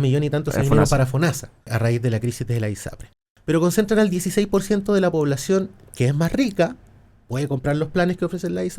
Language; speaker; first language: Spanish; native; Spanish